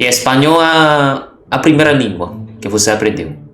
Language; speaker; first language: Portuguese; non-native, learner; Indonesian